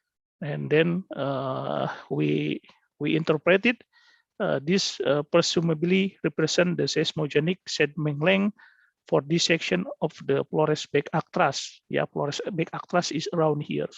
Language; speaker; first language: English; non-native, learner; Indonesian